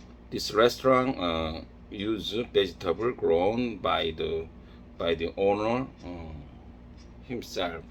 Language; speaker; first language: English; non-native, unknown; Korean